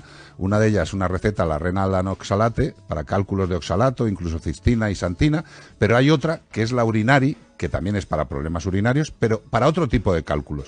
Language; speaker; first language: Spanish; native; Spanish